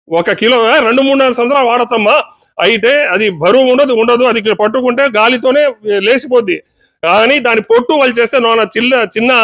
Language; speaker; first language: Telugu; native; Telugu